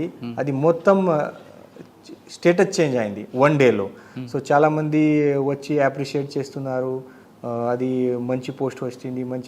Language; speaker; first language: Telugu; non-native, learner; Marathi